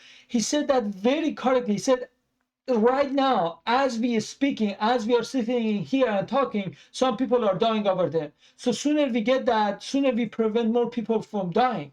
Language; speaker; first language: English; non-native, fluent; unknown